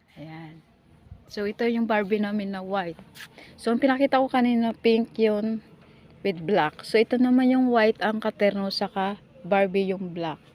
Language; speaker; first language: Filipino; non-native, local second language; Cebuano